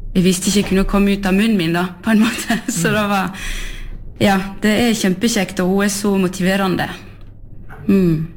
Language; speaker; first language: Norwegian; early bilingual, heritage; French